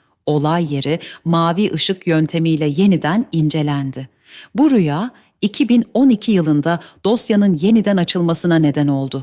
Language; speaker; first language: Turkish; native; Turkish